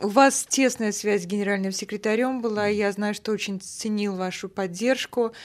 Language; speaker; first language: Russian; native; Russian